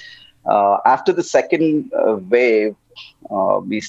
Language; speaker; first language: English; non-native, local second language; Telugu